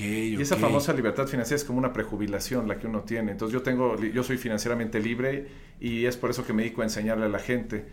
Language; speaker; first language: Spanish; native; Spanish